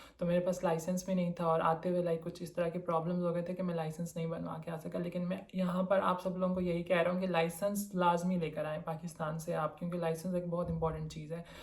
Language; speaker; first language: Urdu; non-native, local second language; Punjabi